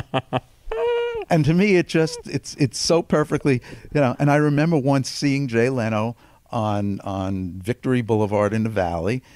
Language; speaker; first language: English; native; English